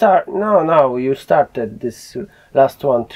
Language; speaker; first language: English; non-native, learner; Polish